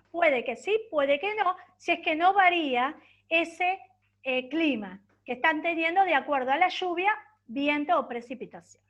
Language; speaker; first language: Spanish; native; Spanish